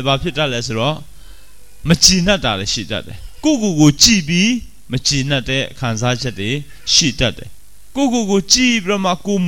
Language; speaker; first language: Burmese; non-native, local second language; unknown